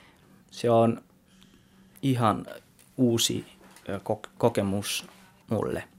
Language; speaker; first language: Finnish; non-native, learner; Tswana